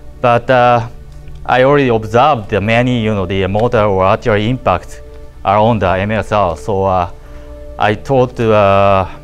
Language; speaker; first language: English; non-native, learner; Japanese